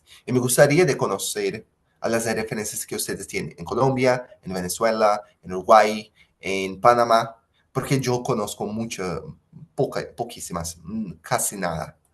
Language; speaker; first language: Spanish; non-native, fluent; Portuguese